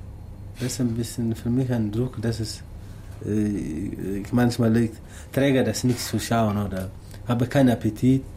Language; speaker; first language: German; non-native, learner; Tamasheq